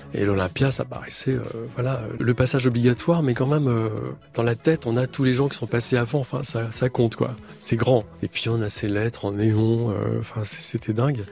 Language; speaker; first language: French; native; French